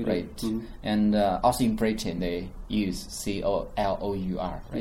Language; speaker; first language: English; non-native, fluent; Chinese